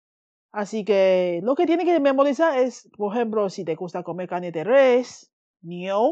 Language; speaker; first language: Spanish; non-native, fluent; Chinese